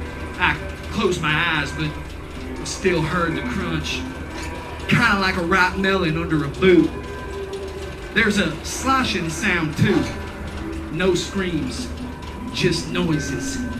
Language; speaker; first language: English; native; English